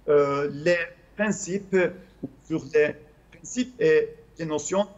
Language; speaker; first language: French; non-native, fluent; Turkish